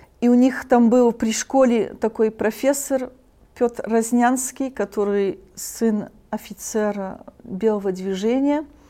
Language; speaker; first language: Russian; early bilingual, heritage; Russian